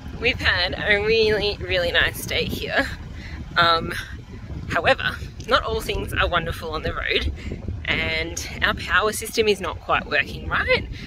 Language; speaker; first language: English; native; English